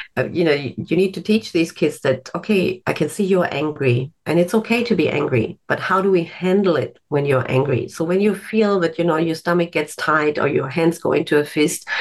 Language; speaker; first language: English; non-native, fluent; German